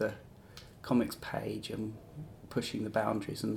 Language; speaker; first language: English; native; English